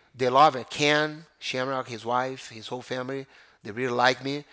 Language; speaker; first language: English; non-native, fluent; Portuguese